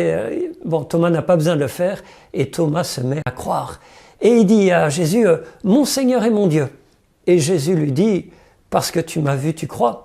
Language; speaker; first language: French; native; French